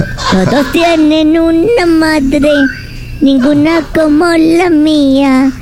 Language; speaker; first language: Spanish; native; Spanish